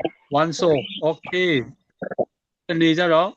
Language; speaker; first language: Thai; non-native, fluent; Burmese